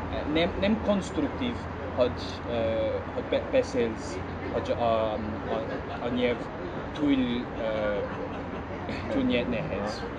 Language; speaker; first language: Hungarian; non-native, learner; English